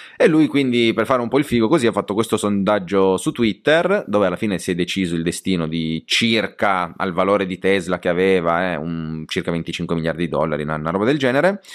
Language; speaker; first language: Italian; native; Italian